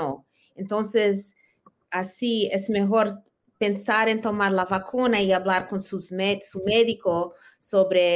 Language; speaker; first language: Spanish; early bilingual, heritage; Spanish